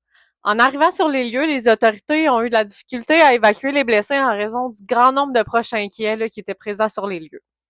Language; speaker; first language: French; native; French